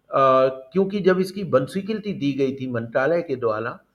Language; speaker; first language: Hindi; native; Hindi